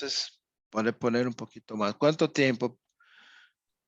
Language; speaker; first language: Spanish; non-native, fluent; Portuguese